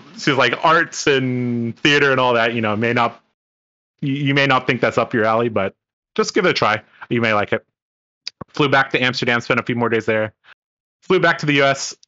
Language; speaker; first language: English; non-native, local second language; Cantonese